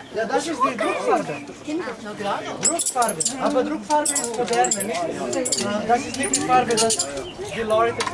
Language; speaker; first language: German; non-native, learner; Slovenian